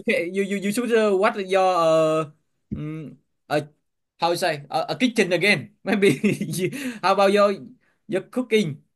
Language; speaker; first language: English; non-native, learner; Vietnamese